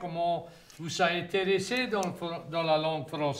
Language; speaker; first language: French; native; French